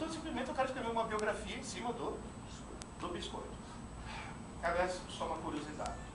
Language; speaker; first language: Portuguese; non-native, fluent; Italian